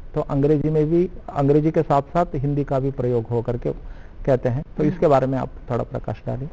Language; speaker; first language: Hindi; non-native, local second language; Telugu